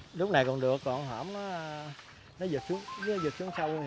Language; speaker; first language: Vietnamese; native; Vietnamese